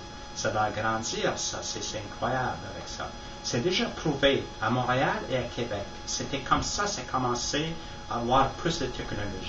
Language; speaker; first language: French; non-native, fluent; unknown